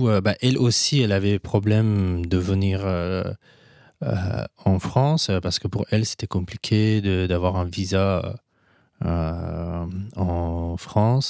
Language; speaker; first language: French; non-native, fluent; Persian